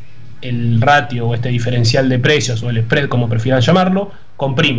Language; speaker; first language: Spanish; native; Spanish